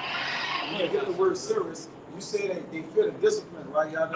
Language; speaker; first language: English; native; English